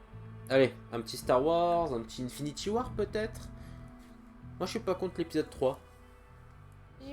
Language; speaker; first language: French; native; French